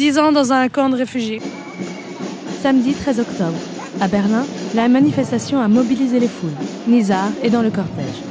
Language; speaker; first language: French; native; French